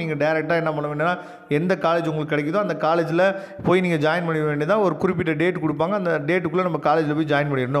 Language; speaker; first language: Tamil; native; Tamil